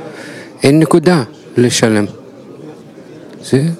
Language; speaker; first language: Hebrew; non-native, fluent; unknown